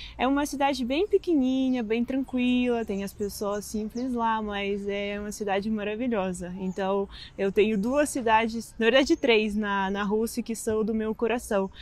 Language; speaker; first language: Portuguese; non-native, fluent; Russian